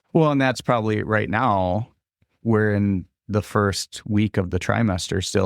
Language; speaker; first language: English; native; English